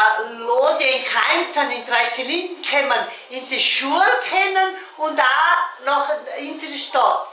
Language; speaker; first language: German; early bilingual, heritage; Portuguese